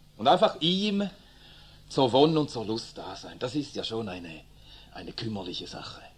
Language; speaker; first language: German; early bilingual, other home language; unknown